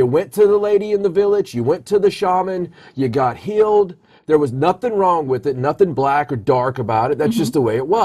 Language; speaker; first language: English; native; English